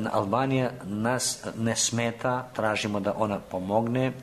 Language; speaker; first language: Serbian; early bilingual, heritage; Serbian